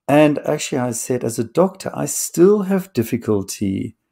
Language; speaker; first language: English; native; English